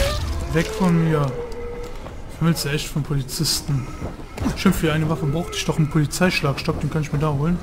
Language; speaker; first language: German; native; German